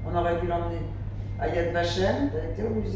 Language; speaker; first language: French; native; French